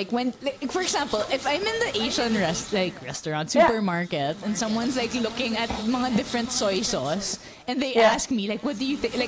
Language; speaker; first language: English; non-native, local second language; Filipino